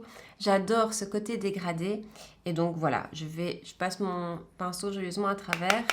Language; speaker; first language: French; native; French